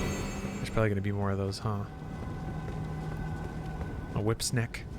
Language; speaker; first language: English; native; English